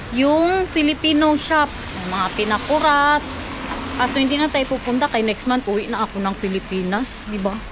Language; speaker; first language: Filipino; non-native, local second language; Cebuano